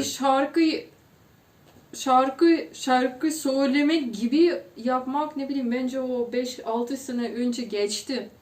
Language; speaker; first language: Turkish; non-native, fluent; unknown